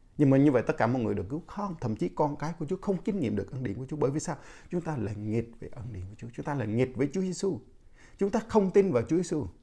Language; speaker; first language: Vietnamese; non-native, local second language; Jarai